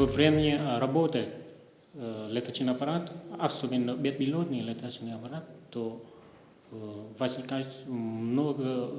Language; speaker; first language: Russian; non-native, learner; Vietnamese